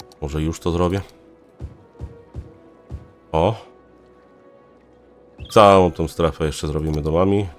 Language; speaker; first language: Polish; native; Polish